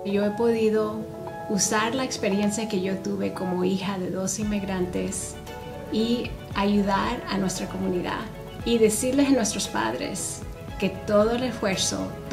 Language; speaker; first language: Spanish; early bilingual, heritage; Spanish